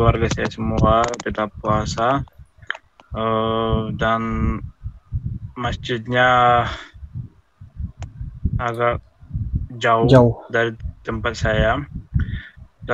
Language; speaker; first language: Indonesian; non-native, fluent; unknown